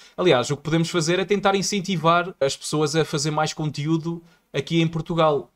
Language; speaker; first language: Portuguese; native; Portuguese